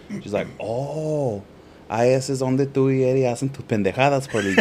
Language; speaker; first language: Spanish; early bilingual, other home language; English